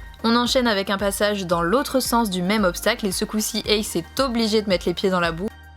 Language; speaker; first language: French; native; French